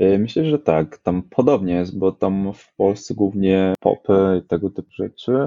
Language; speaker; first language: Polish; non-native, fluent; Mongolian